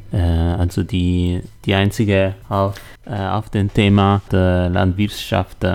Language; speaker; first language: German; non-native, learner; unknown